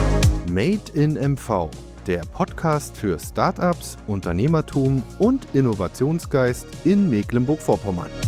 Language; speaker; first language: German; native; German